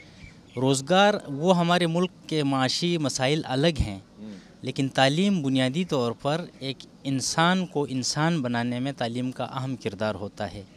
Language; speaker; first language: Urdu; native; Urdu